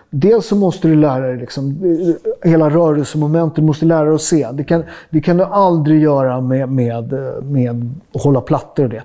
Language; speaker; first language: Swedish; native; Swedish